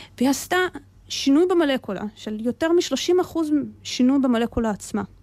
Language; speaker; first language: Hebrew; early bilingual, other home language; Russian